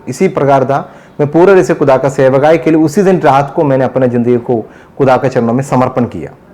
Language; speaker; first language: Hindi; non-native, local second language; Malayalam